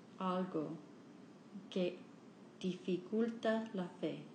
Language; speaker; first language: Spanish; non-native, learner; English